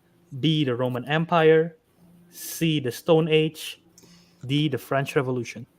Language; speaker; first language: English; native; English